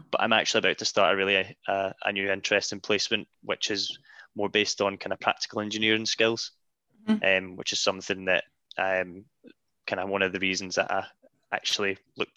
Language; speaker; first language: English; native; English